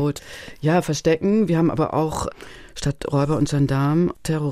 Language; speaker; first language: German; native; German